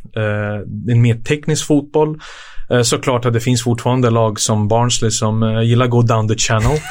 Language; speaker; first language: Swedish; early bilingual, other home language; Serbian